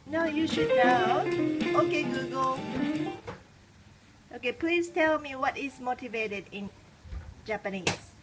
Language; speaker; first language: English; non-native, fluent; Japanese